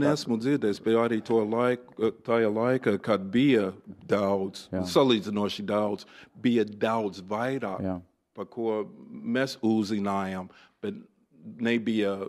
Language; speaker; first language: Latvian; non-native, fluent; English